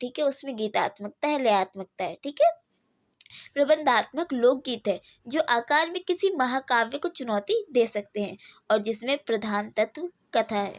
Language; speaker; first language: Hindi; native; Hindi